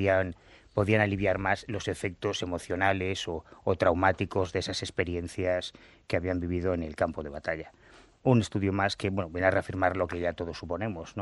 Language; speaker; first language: Spanish; native; Spanish